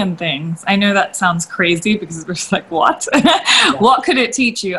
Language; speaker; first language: English; native; English